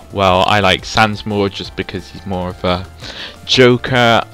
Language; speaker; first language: English; native; English